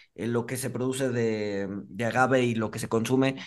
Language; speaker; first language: Spanish; native; Spanish